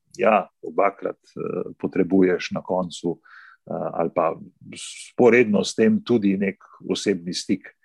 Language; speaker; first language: Slovenian; native; Slovenian